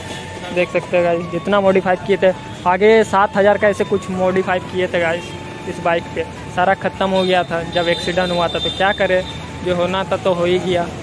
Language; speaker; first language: Hindi; native; Hindi